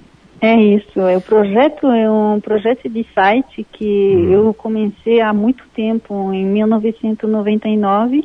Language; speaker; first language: Portuguese; non-native, fluent; French